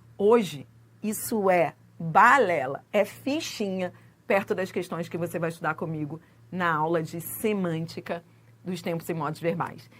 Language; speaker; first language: Portuguese; native; Portuguese